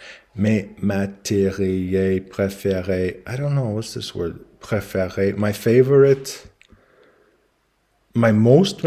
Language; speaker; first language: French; non-native, learner; English